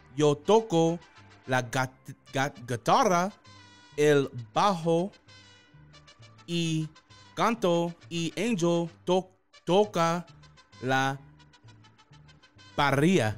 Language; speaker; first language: Spanish; non-native, learner; English